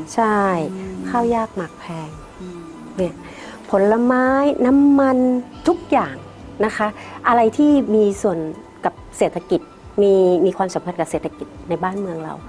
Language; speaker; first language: Thai; native; Thai